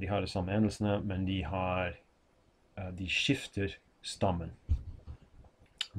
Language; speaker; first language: Norwegian; non-native, fluent; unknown